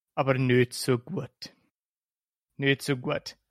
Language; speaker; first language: German; early bilingual, other home language; Slovak